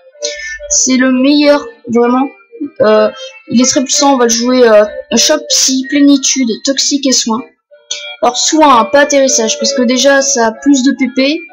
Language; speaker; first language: French; native; French